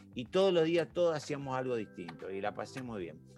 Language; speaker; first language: Spanish; native; Spanish